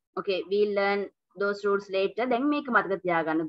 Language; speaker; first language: English; non-native, local second language; Sinhala